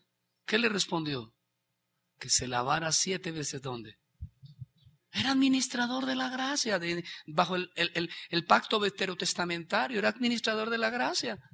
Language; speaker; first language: Spanish; native; Spanish